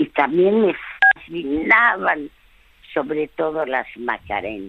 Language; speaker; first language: Spanish; early bilingual, other home language; French